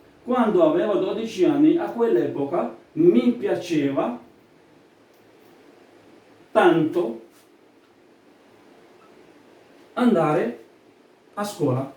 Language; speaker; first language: Italian; non-native, fluent; Urdu